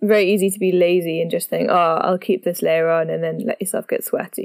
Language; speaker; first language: English; native; English